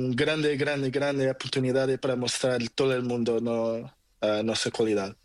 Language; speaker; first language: Spanish; non-native, learner; Portuguese